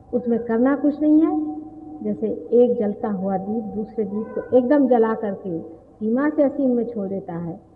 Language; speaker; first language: Hindi; non-native, local second language; Marathi